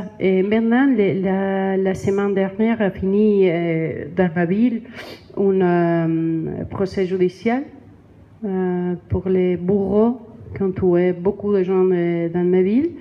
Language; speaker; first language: French; non-native, learner; Spanish